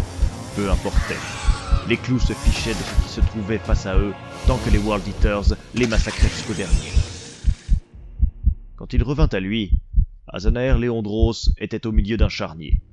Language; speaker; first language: French; native; French